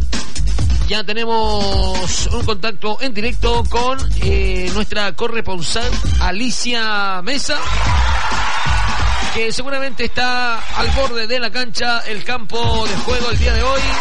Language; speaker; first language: Spanish; native; Spanish